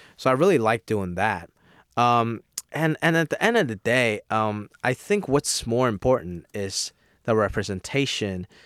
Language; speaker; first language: English; non-native, local second language; Cantonese